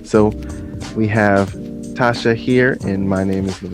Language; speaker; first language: English; native; English